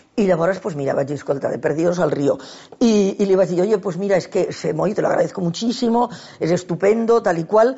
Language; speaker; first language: Spanish; non-native, local second language; Catalan